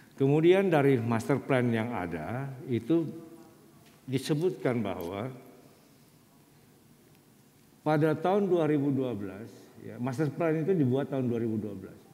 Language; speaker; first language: Indonesian; native; Indonesian